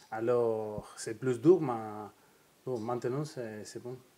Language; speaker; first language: French; non-native, learner; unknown